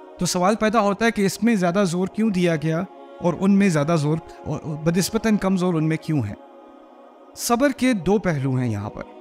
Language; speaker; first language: Urdu; early bilingual, heritage; Urdu